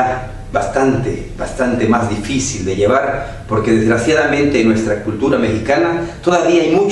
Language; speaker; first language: Spanish; native; Spanish